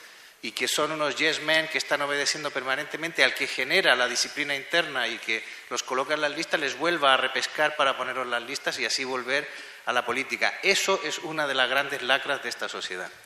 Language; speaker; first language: Spanish; native; Spanish